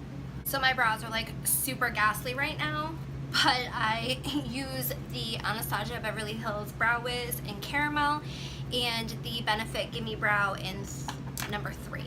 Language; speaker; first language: English; native; English